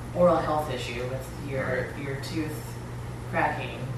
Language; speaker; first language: English; native; English